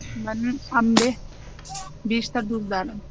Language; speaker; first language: Persian; non-native, learner; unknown